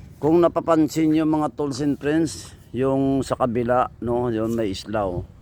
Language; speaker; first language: Filipino; native; Filipino